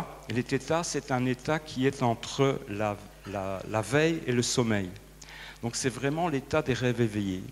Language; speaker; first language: French; native; French